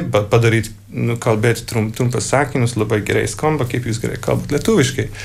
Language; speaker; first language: Lithuanian; non-native, learner; Hungarian